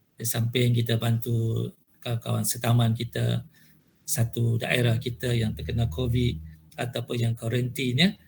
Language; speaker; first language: Malay; native; Malay